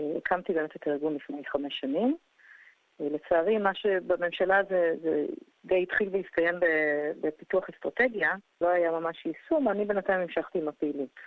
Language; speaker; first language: Hebrew; early bilingual, other home language; English